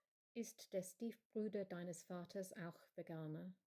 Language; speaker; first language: German; non-native, learner; English